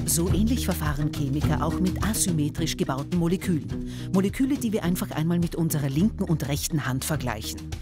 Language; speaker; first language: German; native; German